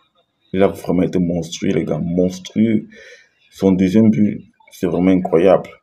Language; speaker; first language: French; native; French